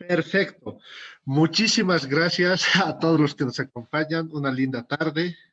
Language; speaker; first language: Spanish; native; Spanish